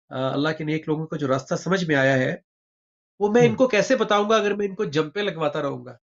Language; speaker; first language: Urdu; native; Urdu